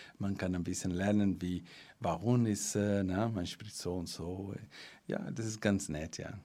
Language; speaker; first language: German; non-native, fluent; Portuguese